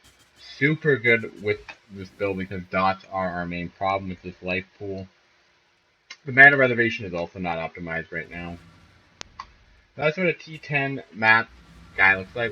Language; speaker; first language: English; native; English